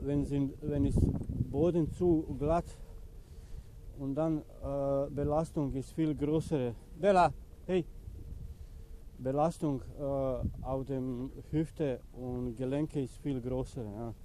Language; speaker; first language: German; non-native, learner; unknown